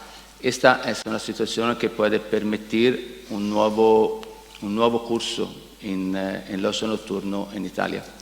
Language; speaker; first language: Spanish; non-native, learner; Italian